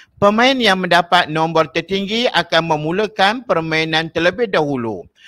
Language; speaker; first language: Malay; native; Malay